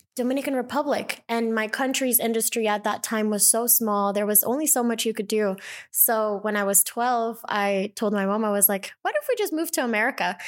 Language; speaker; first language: English; early bilingual, other home language; Spanish